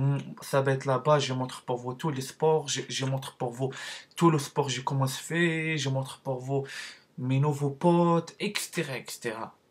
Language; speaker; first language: French; non-native, learner; Arabic